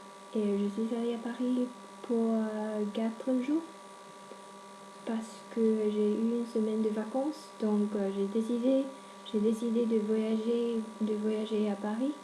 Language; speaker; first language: French; non-native, learner; English